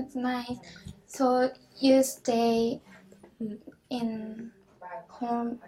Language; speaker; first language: English; non-native, learner; Japanese